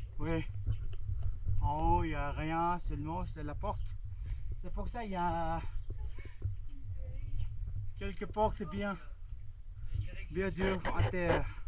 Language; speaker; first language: French; non-native, fluent; Nepali